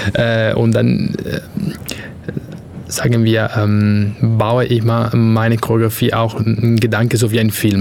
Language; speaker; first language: German; non-native, fluent; Italian